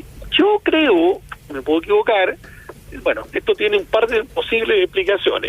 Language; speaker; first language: Spanish; native; Spanish